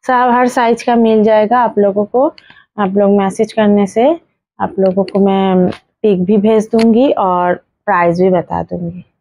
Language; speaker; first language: Hindi; non-native, local second language; Bangla